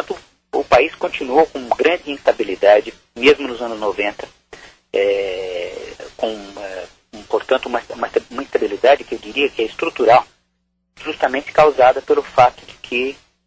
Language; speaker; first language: Portuguese; native; Portuguese